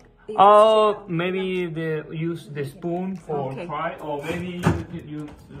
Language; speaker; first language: English; non-native, learner; Spanish